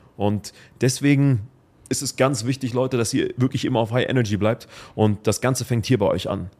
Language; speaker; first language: German; early bilingual, other home language; Arabic